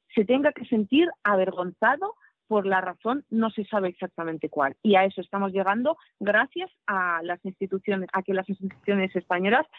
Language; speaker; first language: Spanish; non-native, fluent; Russian